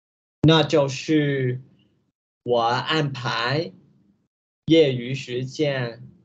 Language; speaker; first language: Chinese; non-native, learner; Vietnamese